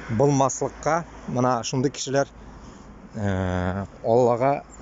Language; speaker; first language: Tatar; non-native, local second language; Uzbek